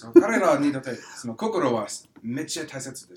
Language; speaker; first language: Japanese; non-native, learner; English